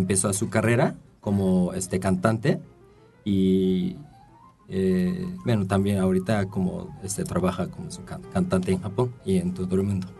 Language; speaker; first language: Spanish; non-native, fluent; Japanese